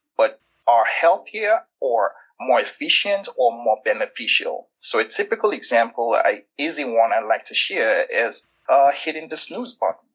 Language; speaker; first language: English; non-native, local second language; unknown